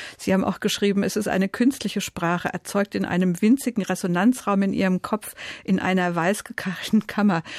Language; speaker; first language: German; native; German